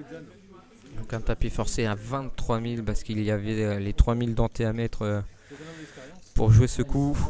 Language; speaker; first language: French; native; French